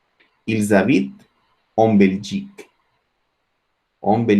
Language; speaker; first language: French; non-native, fluent; Spanish